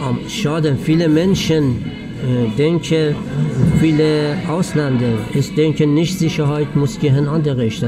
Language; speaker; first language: German; non-native, learner; Persian